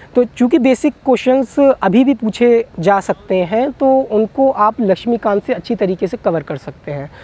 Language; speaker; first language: Hindi; native; Hindi